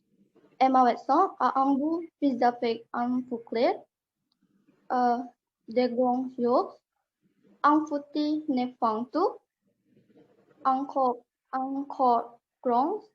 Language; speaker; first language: French; non-native, learner; Indonesian